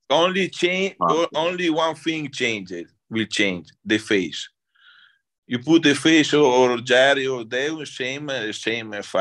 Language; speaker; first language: English; non-native, learner; Italian